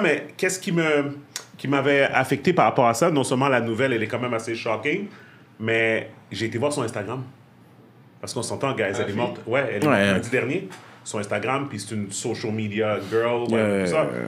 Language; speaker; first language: French; native; French